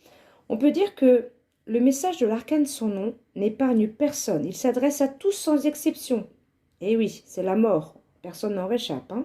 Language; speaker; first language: French; native; French